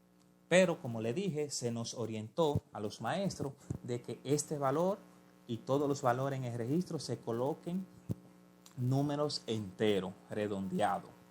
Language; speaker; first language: Spanish; native; Spanish